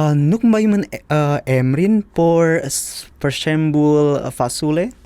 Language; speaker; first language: Albanian; non-native, learner; Indonesian